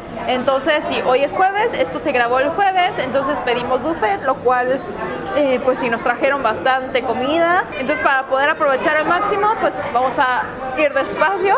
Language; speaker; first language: Spanish; early bilingual, other home language; Korean